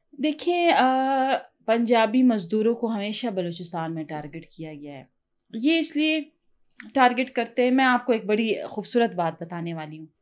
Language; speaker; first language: Urdu; non-native, local second language; Pashto